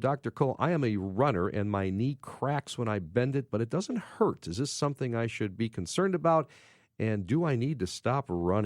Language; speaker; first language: English; native; English